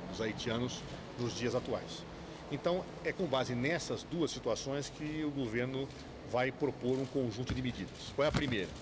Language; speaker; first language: Portuguese; native; Portuguese